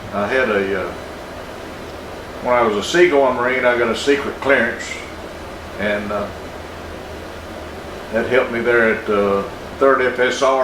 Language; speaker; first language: English; native; English